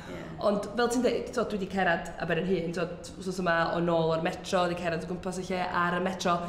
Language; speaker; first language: Welsh; native; Welsh